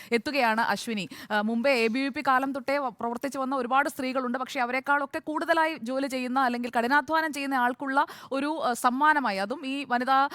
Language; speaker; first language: Malayalam; native; Malayalam